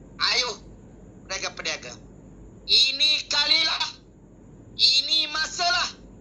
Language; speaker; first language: Malay; native; Malay